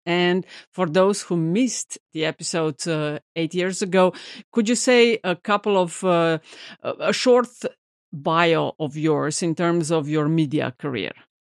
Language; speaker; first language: English; non-native, fluent; Slovenian